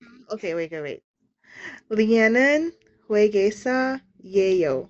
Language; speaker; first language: Korean; non-native, learner; English